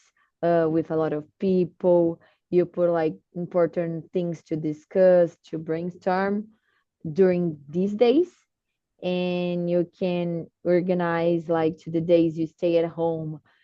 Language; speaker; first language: English; non-native, learner; Portuguese